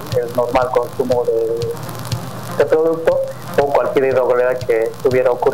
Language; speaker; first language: Spanish; native; Spanish